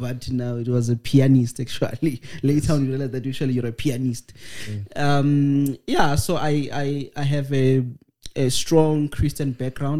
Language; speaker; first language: English; non-native, local second language; Northern Sotho